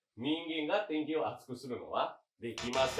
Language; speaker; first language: Japanese; non-native, fluent; Indonesian